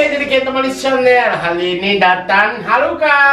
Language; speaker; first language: Indonesian; non-native, fluent; Japanese